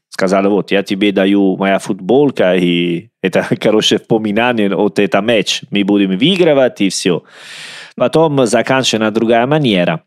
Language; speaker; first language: Russian; non-native, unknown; Italian